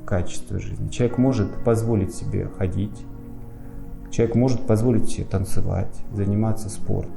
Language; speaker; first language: Russian; native; Russian